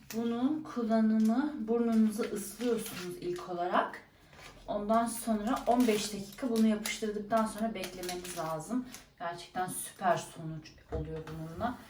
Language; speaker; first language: Turkish; native; Turkish